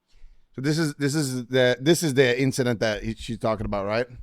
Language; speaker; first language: English; native; English